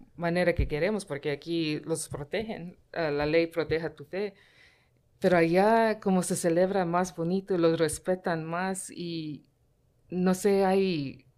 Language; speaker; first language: Spanish; early bilingual, heritage; Spanish